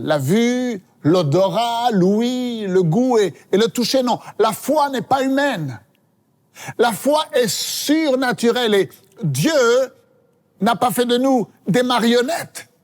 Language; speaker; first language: French; native; French